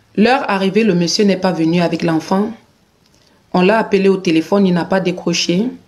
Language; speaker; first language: French; non-native, local second language; Lingala